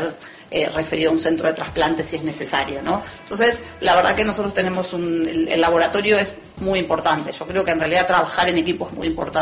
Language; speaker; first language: Spanish; native; Spanish